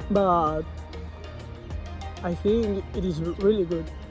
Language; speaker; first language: English; non-native, learner; Spanish